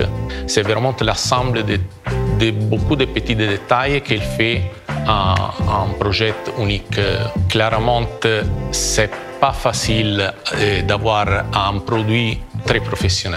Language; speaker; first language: French; non-native, fluent; Italian